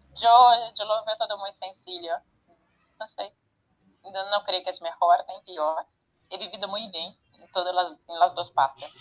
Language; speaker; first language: Spanish; non-native, fluent; Portuguese